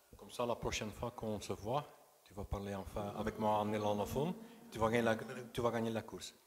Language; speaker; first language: French; non-native, local second language; Dutch